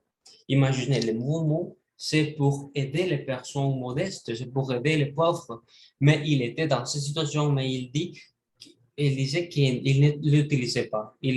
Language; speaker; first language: French; non-native, learner; Spanish